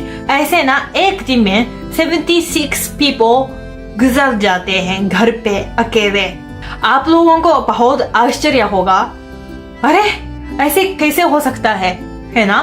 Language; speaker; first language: Hindi; non-native, fluent; Japanese